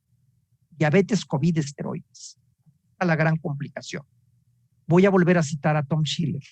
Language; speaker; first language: Spanish; native; Spanish